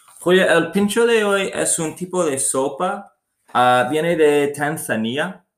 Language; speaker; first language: Spanish; non-native, learner; English